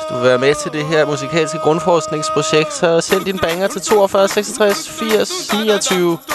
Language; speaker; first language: Danish; native; Danish